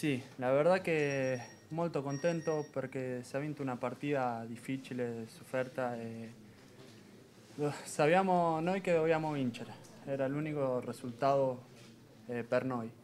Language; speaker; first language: Italian; non-native, fluent; Spanish